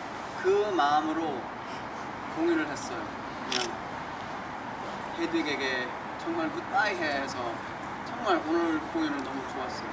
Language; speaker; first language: Korean; early bilingual, heritage; English